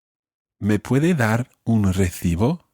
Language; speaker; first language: Spanish; non-native, fluent; English